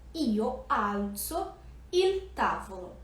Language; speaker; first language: Italian; non-native, fluent; Portuguese